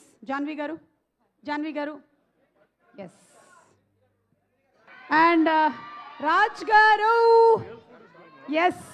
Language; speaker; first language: Telugu; native; Telugu